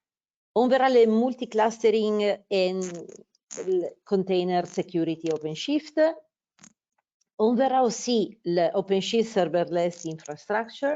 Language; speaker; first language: French; non-native, fluent; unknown